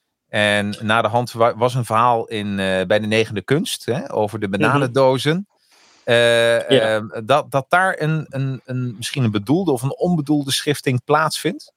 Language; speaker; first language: Dutch; native; Dutch